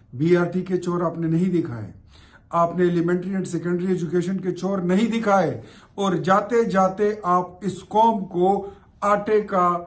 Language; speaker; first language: Urdu; non-native, local second language; Pashto